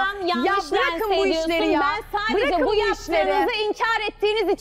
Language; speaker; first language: Turkish; native; Turkish